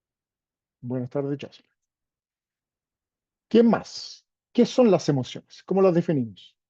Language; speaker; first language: Spanish; native; Spanish